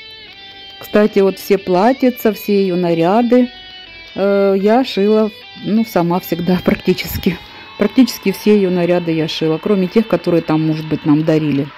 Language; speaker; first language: Russian; native; Russian